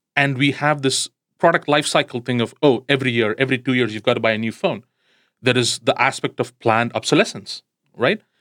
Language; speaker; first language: English; non-native, local second language; Tamil